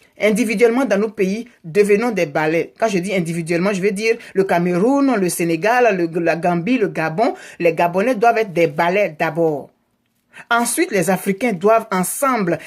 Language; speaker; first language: French; native; French